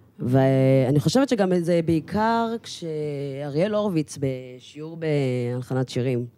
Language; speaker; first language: Hebrew; early bilingual, other home language; Amharic